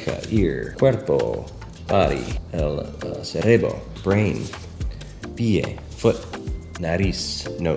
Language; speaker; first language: Spanish; non-native, fluent; English